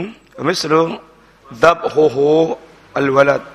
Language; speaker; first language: Arabic; non-native, fluent; Indonesian